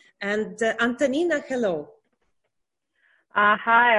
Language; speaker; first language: English; non-native, learner; Russian